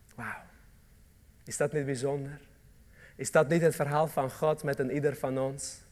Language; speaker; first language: Dutch; early bilingual, other home language; Armenian